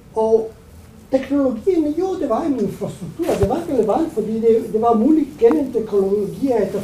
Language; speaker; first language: German; non-native, learner; Italian